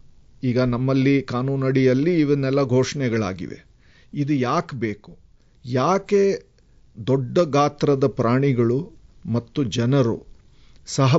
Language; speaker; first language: Kannada; native; Kannada